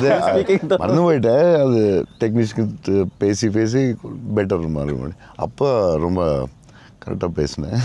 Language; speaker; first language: Tamil; non-native, learner; Telugu